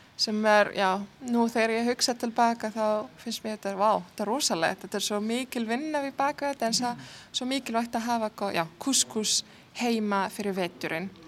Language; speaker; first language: Icelandic; non-native, fluent; Arabic